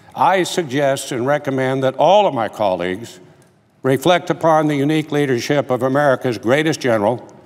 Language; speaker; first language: English; native; English